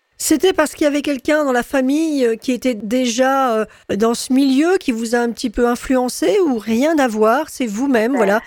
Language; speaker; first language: French; native; French